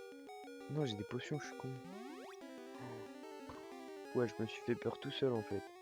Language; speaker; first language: French; native; French